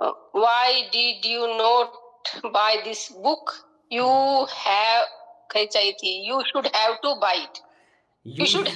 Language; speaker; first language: English; non-native, learner; Hindi